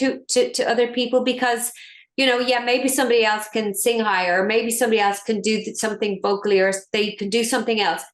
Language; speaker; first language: English; native; English